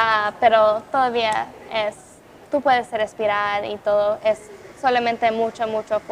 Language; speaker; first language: Spanish; non-native, fluent; English